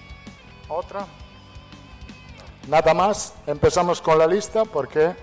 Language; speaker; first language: Portuguese; non-native, fluent; Italian